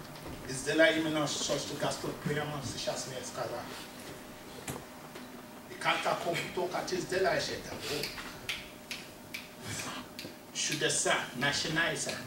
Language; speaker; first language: Russian; non-native, fluent; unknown